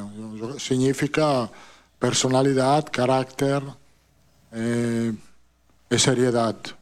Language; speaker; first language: Portuguese; non-native, fluent; Italian